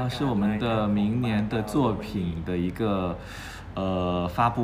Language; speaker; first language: Chinese; non-native, fluent; Thai